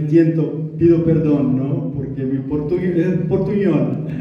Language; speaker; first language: Spanish; non-native, learner; Portuguese